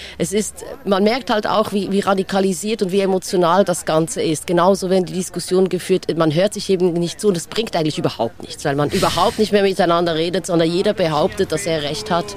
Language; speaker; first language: German; native; German